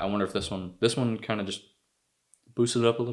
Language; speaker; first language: English; native; English